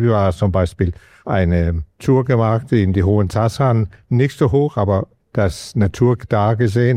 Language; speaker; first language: German; non-native, fluent; Danish